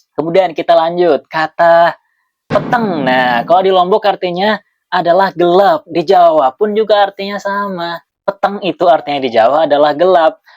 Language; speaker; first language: Indonesian; non-native, local second language; Sasak